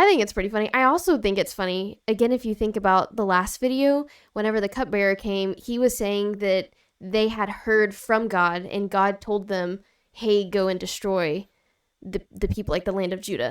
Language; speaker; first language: English; native; English